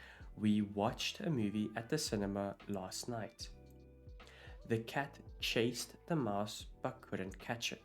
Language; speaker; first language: English; non-native, fluent; Italian